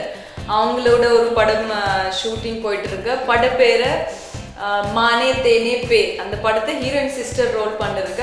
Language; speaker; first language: Tamil; non-native, learner; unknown